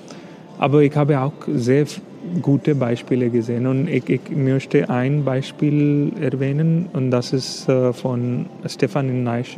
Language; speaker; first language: German; non-native, fluent; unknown